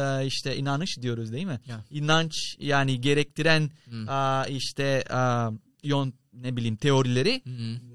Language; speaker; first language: Turkish; non-native, fluent; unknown